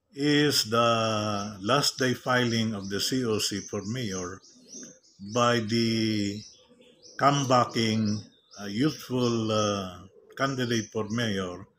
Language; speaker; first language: English; non-native, local second language; Cebuano